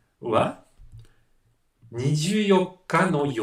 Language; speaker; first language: Japanese; non-native, fluent; French